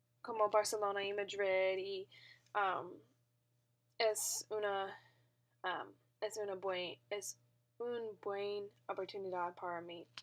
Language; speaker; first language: Spanish; non-native, learner; English